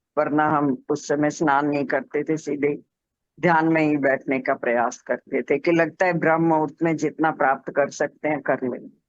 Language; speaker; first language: Hindi; native; Hindi